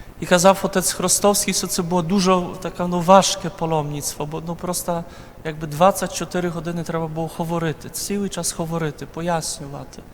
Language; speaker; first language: Ukrainian; non-native, fluent; Polish